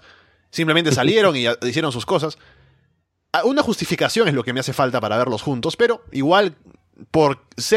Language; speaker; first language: Spanish; native; Spanish